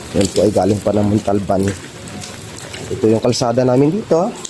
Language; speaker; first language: Filipino; native; Filipino